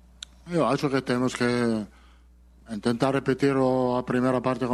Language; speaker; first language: Portuguese; non-native, learner; Italian